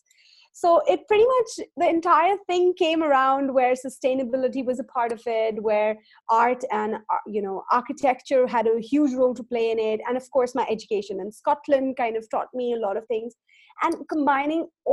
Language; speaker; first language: English; non-native, local second language; Hindi